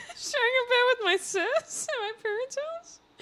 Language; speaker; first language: English; native; English